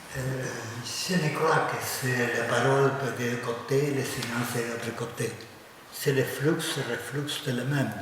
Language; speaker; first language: French; non-native, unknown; Spanish